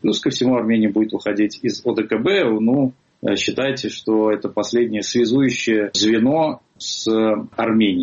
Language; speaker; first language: Russian; native; Russian